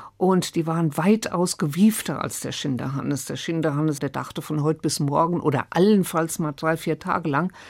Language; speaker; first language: German; native; German